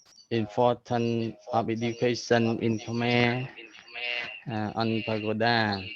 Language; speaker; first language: English; non-native, learner; Khmer